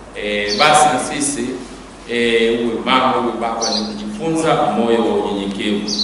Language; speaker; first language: Swahili; native; Swahili